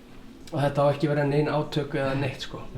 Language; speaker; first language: Icelandic; native; Icelandic